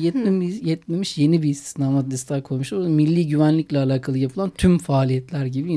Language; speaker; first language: Turkish; native; Turkish